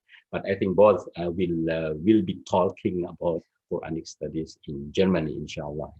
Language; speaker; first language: English; non-native, fluent; Indonesian